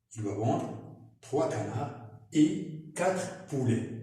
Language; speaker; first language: French; non-native, local second language; Arabic